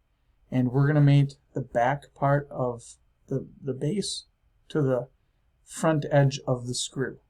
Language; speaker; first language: English; native; English